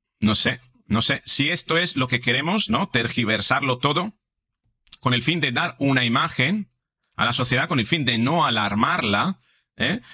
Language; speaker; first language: Spanish; non-native, fluent; Italian